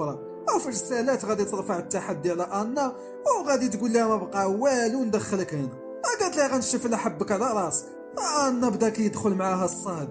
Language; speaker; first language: Arabic; native; Arabic